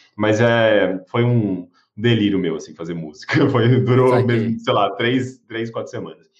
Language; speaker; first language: Portuguese; native; Portuguese